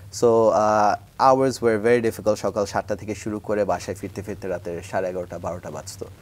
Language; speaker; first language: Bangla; native; Bangla